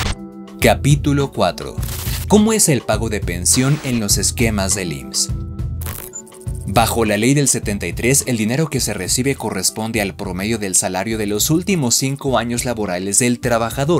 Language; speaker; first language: Spanish; native; Spanish